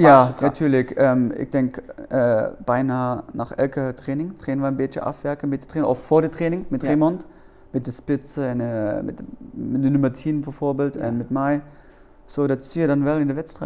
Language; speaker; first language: Dutch; non-native, learner; German